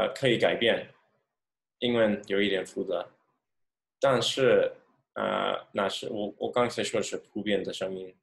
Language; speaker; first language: Chinese; non-native, learner; English